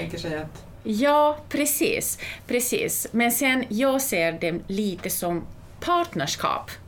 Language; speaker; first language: Swedish; non-native, fluent; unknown